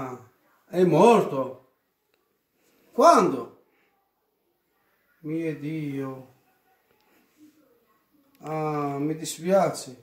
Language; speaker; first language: Italian; non-native, fluent; Arabic